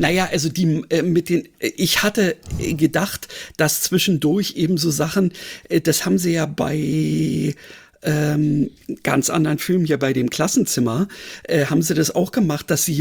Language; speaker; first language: German; native; German